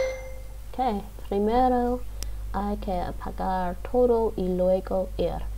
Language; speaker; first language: Spanish; non-native, learner; English